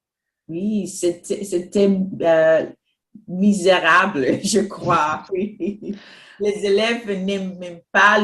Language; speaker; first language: French; non-native, fluent; Spanish